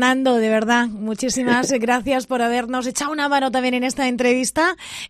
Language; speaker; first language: Spanish; native; Spanish